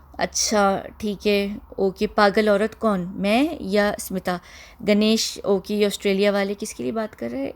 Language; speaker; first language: Urdu; early bilingual, heritage; Hindi